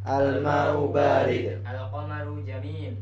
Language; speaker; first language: Arabic; non-native, learner; Indonesian